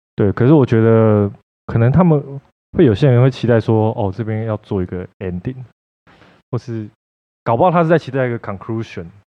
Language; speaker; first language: Chinese; native; Chinese